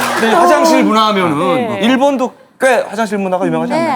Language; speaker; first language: Korean; native; Korean